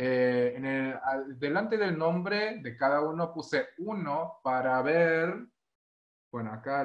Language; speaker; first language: Spanish; non-native, fluent; Korean